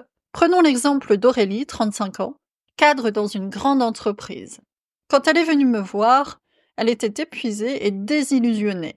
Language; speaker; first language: French; native; French